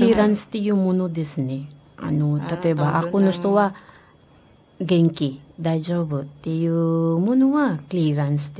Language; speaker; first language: Japanese; non-native, fluent; Filipino